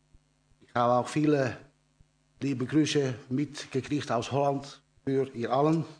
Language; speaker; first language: German; non-native, learner; Dutch